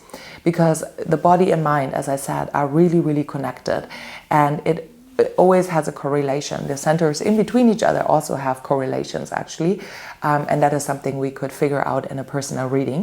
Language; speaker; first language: English; non-native, fluent; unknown